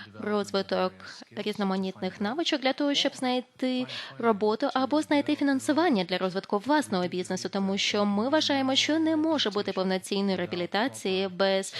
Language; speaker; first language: Ukrainian; non-native, fluent; Lithuanian